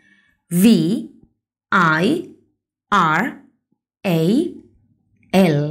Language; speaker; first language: English; non-native, fluent; Spanish